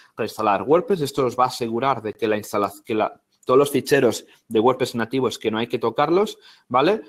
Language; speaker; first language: Spanish; native; Spanish